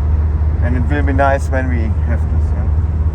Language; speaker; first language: English; non-native, learner; German